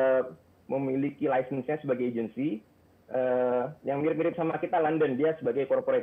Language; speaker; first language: Indonesian; native; Indonesian